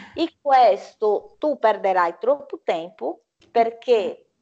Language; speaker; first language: Italian; non-native, fluent; Portuguese